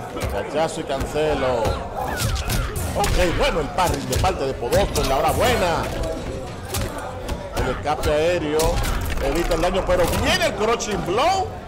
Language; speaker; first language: Spanish; native; Spanish